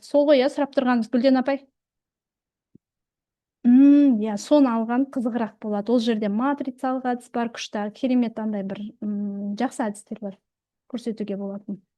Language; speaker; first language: Kazakh; native; Kazakh